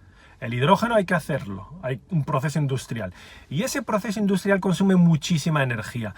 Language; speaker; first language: Spanish; native; Spanish